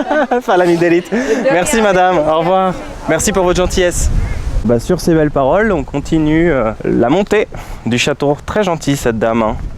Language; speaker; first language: French; native; French